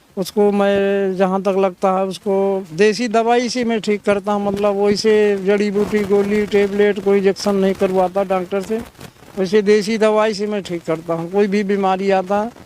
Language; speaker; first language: Hindi; native; Hindi